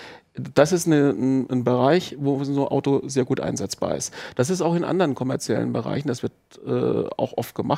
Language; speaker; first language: German; native; German